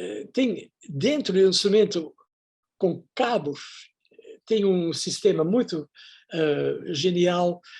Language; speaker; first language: Portuguese; non-native, fluent; Dutch